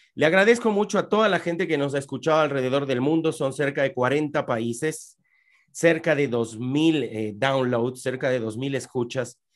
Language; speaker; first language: Spanish; native; Spanish